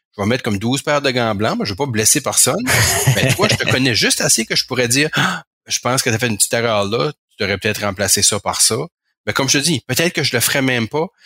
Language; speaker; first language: French; native; French